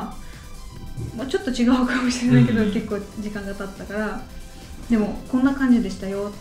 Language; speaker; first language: Japanese; non-native, fluent; Russian